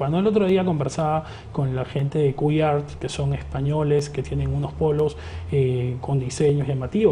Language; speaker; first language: Spanish; native; Spanish